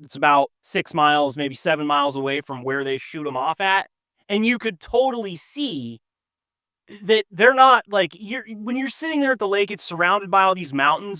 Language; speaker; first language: English; native; English